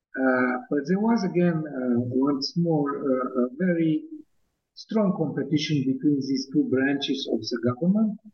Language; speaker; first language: English; non-native, fluent; Romanian